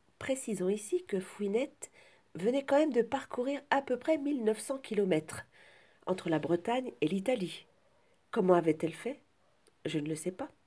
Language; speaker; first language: French; native; French